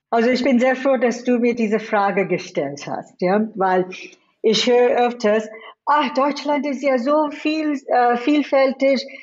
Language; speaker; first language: German; non-native, fluent; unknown